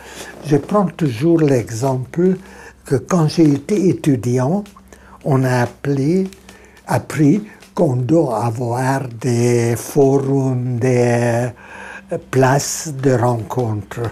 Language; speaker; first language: French; non-native, fluent; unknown